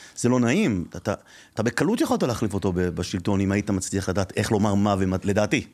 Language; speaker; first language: Hebrew; early bilingual, other home language; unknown